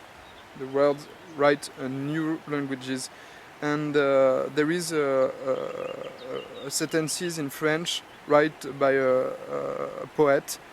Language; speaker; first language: English; non-native, learner; French